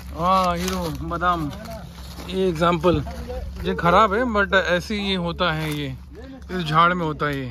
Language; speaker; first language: Hindi; native; Hindi